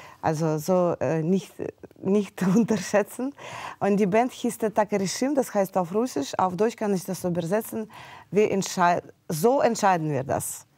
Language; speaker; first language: German; non-native, fluent; Russian